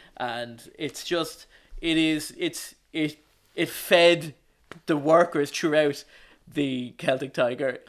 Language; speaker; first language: English; native; English